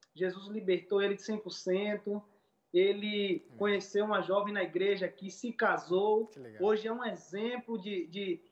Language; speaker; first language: Portuguese; native; Portuguese